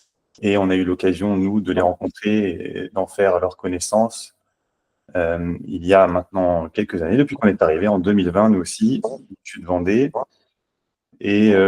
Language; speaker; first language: French; native; French